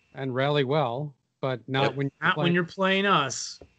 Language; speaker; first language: English; native; English